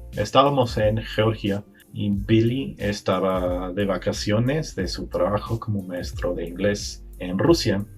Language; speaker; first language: Spanish; non-native, fluent; English